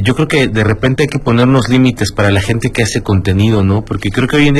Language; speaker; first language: Spanish; native; Spanish